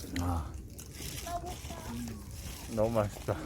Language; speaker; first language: Korean; native; Korean